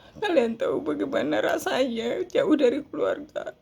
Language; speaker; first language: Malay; non-native, local second language; Javanese